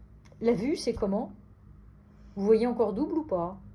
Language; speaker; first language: French; native; French